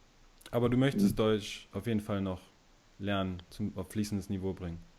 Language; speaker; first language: German; early bilingual, other home language; Russian